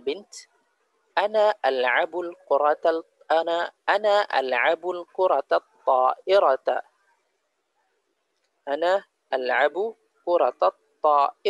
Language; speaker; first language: Arabic; non-native, fluent; Indonesian